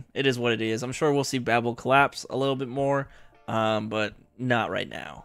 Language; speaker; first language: English; native; English